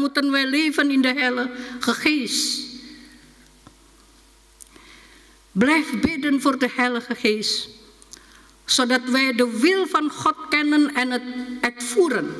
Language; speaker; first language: Dutch; non-native, fluent; Indonesian